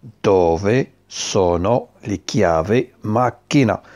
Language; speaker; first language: Italian; non-native, fluent; Arabic